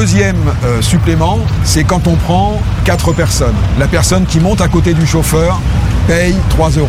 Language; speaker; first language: French; native; French